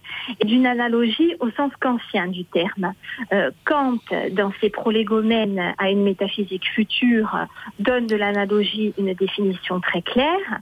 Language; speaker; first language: French; native; French